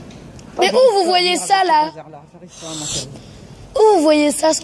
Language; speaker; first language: French; native; French